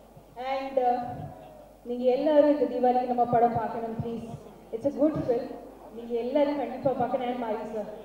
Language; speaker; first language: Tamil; non-native, learner; Malayalam